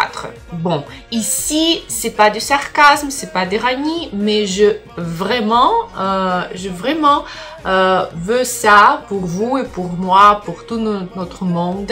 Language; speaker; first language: French; non-native, learner; Russian